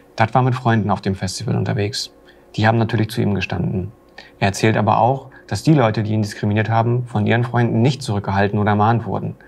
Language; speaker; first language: German; native; German